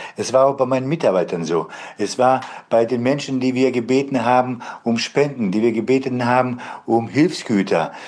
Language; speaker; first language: German; non-native, fluent; Bosnian